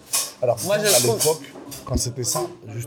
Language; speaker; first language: French; native; French